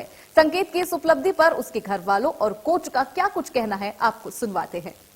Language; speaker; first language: Hindi; native; Hindi